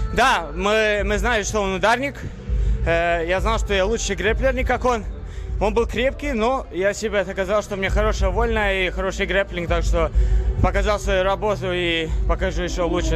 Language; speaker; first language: Russian; non-native, local second language; Latvian